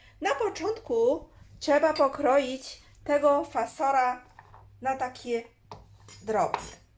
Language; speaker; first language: Polish; non-native, learner; Chinese